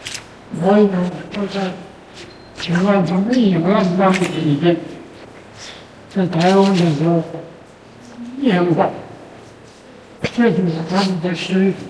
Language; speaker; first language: Chinese; non-native, local second language; Min Nan Chinese